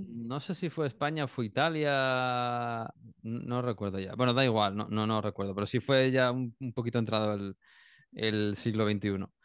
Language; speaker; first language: Spanish; native; Spanish